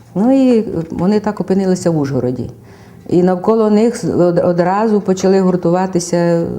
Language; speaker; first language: Ukrainian; native; Ukrainian